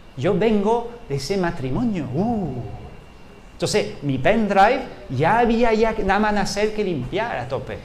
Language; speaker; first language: Spanish; non-native, fluent; French